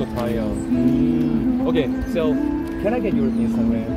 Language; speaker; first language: English; non-native, learner; Korean